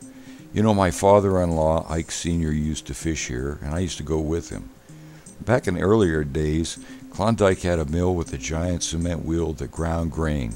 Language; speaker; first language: English; native; English